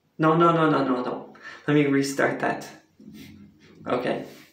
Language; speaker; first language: Spanish; non-native, learner; English